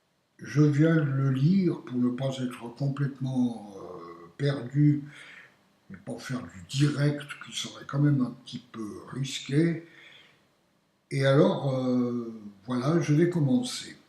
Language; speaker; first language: French; native; French